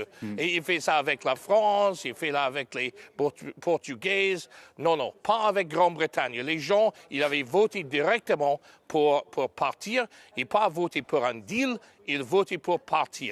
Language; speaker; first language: French; non-native, learner; English